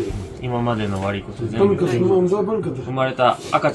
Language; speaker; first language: Japanese; non-native, fluent; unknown